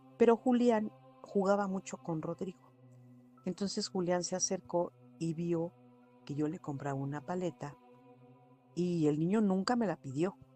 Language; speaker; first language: Spanish; native; Spanish